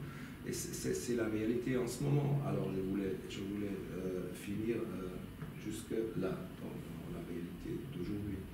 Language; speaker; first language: French; non-native, local second language; German